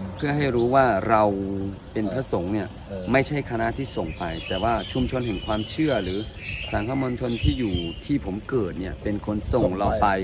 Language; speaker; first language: Thai; non-native, local second language; Akha